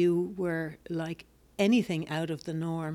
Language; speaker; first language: English; native; English